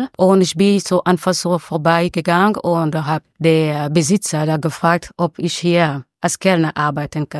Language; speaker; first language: German; non-native, learner; French